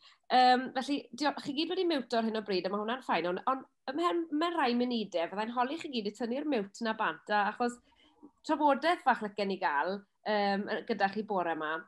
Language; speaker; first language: Welsh; native; Welsh